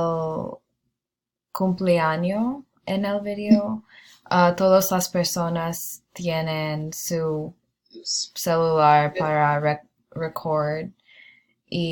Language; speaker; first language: Spanish; non-native, learner; English